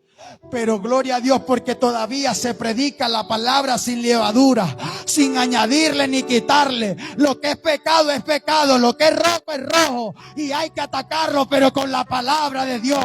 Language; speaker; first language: Spanish; native; Spanish